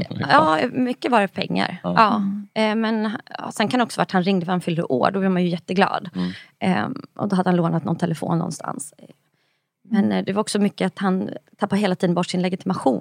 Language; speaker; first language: Swedish; native; Swedish